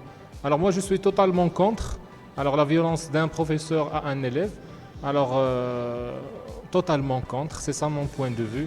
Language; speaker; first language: French; non-native, local second language; Arabic